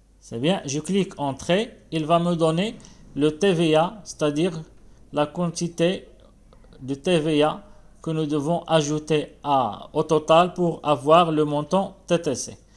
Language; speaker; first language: French; non-native, local second language; Arabic